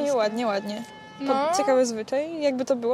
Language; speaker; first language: Polish; native; Polish